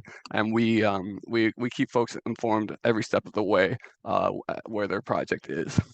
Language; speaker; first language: English; native; English